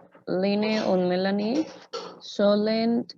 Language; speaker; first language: German; non-native, learner; Spanish